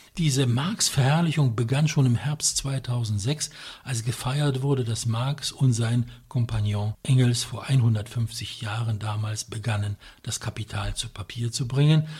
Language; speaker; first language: German; non-native, fluent; Polish